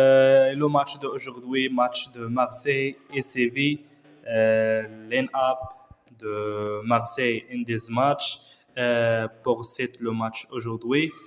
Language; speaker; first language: French; non-native, learner; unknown